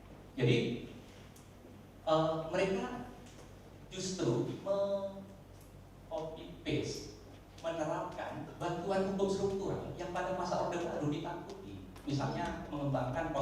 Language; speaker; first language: Indonesian; native; Indonesian